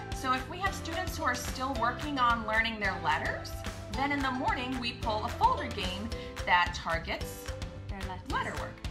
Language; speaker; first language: English; native; English